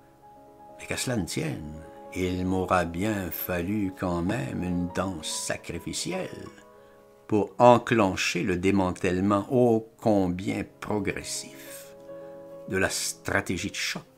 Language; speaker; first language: French; native; French